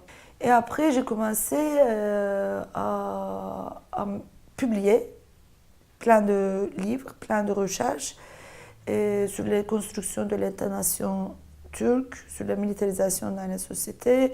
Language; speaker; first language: French; non-native, fluent; Turkish